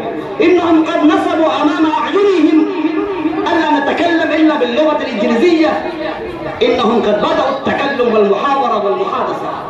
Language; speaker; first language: Arabic; non-native, fluent; Urdu